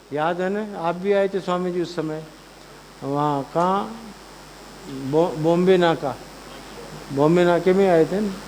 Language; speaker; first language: Hindi; non-native, local second language; Gujarati